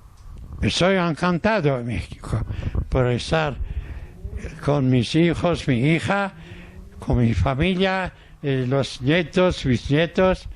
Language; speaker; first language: Spanish; non-native, fluent; Arabic